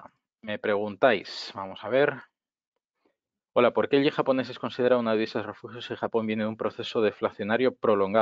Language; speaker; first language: Spanish; native; Spanish